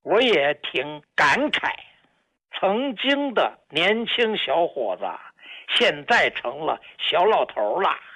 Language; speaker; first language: Chinese; native; Chinese